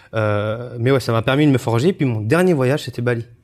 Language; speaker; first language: French; early bilingual, other home language; Chinese